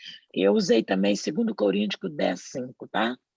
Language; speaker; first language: Portuguese; native; Portuguese